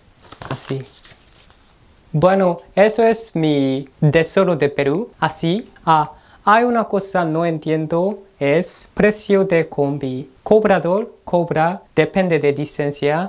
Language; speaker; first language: Spanish; non-native, learner; Korean